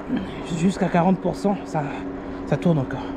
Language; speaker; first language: French; native; French